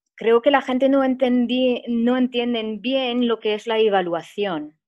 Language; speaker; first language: Spanish; non-native, fluent; French